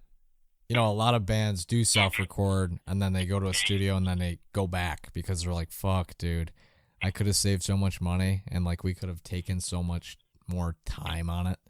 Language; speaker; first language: English; native; English